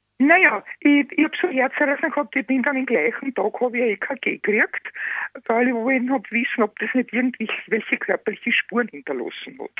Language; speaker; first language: German; native; German